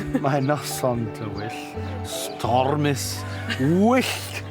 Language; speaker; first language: Welsh; non-native, learner; English